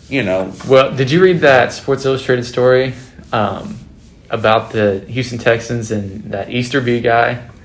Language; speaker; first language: English; native; English